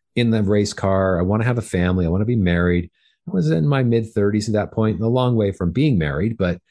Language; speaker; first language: English; native; English